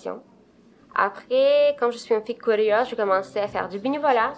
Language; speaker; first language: French; non-native, fluent; Romanian